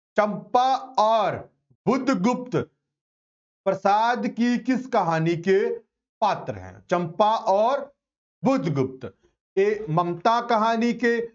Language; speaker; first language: Hindi; non-native, local second language; Punjabi